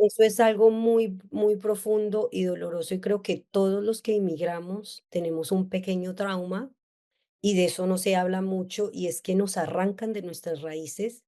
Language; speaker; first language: Spanish; native; Spanish